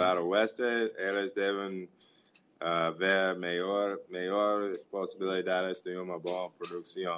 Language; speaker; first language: Portuguese; non-native, learner; English